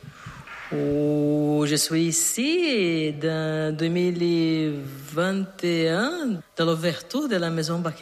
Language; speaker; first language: French; non-native, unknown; Portuguese